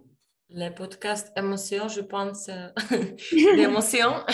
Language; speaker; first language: French; non-native, learner; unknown